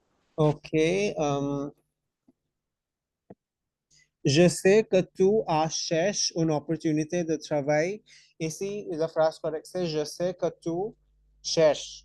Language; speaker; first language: French; non-native, fluent; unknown